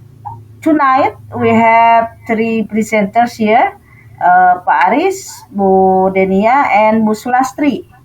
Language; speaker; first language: English; non-native, fluent; Indonesian